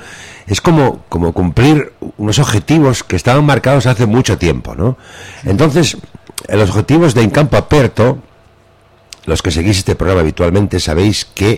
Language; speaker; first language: Spanish; native; Spanish